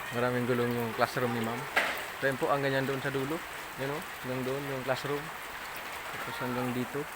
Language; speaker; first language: Filipino; non-native, local second language; Bikol